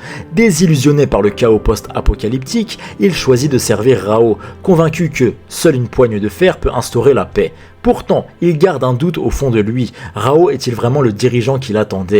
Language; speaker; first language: French; native; French